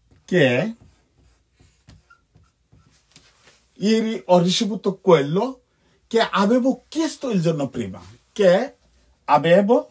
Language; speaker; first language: Italian; non-native, fluent; Bangla